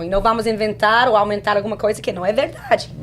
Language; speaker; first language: Portuguese; non-native, fluent; English